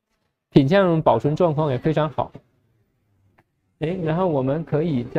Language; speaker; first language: Chinese; native; Chinese